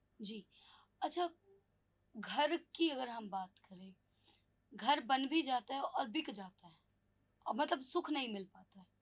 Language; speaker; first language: Hindi; native; Hindi